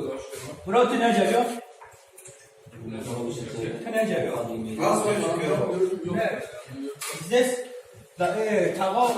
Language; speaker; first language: Russian; non-native, local second language; Tajik